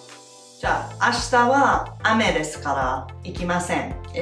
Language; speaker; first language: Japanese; non-native, learner; English